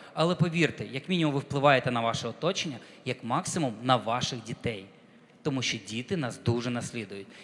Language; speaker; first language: Ukrainian; non-native, local second language; Russian